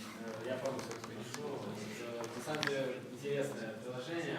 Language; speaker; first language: Russian; native; Russian